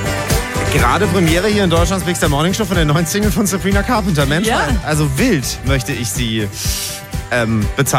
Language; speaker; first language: German; native; German